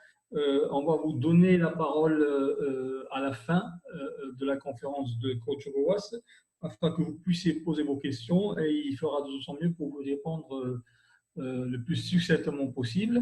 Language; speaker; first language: French; non-native, local second language; Arabic